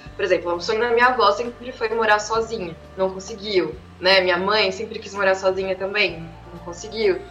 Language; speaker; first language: Portuguese; native; Portuguese